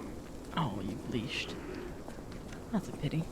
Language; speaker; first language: English; native; English